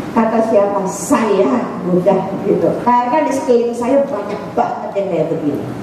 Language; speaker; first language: Indonesian; native; Indonesian